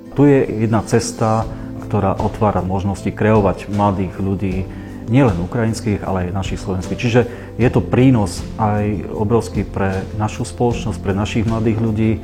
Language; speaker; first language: Slovak; native; Slovak